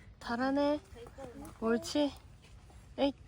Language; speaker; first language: Korean; native; Korean